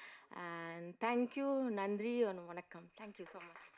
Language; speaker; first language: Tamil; non-native, learner; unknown